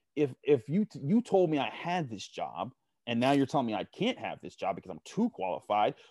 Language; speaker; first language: English; native; English